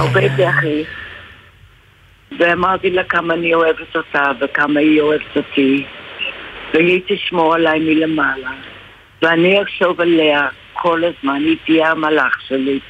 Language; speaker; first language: Hebrew; non-native, fluent; English